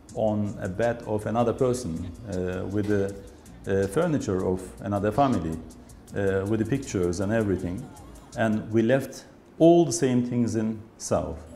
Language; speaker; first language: English; non-native, fluent; Turkish